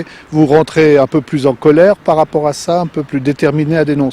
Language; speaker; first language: French; native; French